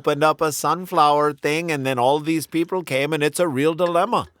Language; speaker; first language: English; native; English